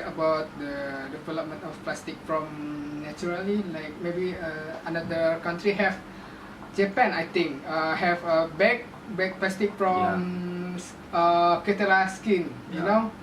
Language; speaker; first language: English; non-native, learner; Indonesian